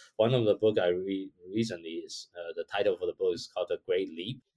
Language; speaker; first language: English; non-native, fluent; Chinese